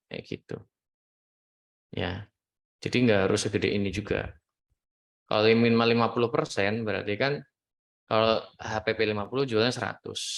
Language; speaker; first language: Indonesian; native; Indonesian